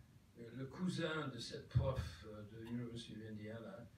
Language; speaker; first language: French; non-native, fluent; English